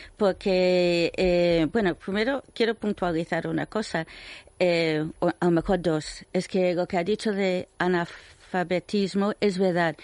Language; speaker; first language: Spanish; non-native, fluent; English